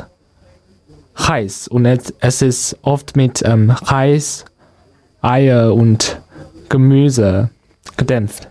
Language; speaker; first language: German; non-native, learner; Chinese